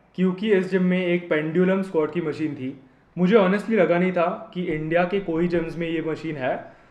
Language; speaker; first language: Hindi; non-native, local second language; Marathi